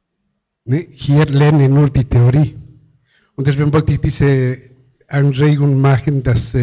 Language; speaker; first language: German; non-native, fluent; Spanish